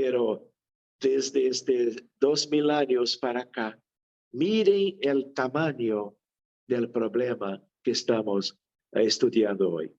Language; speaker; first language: Spanish; non-native, fluent; Portuguese